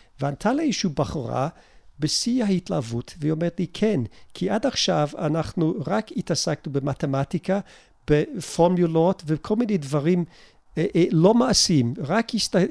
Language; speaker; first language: Hebrew; non-native, fluent; English